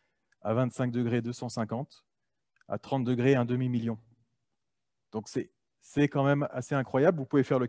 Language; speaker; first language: French; native; French